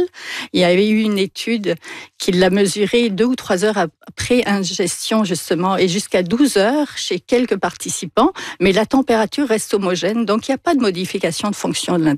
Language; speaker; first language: French; native; French